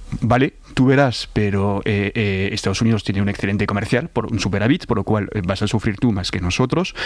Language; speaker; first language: Spanish; non-native, fluent; French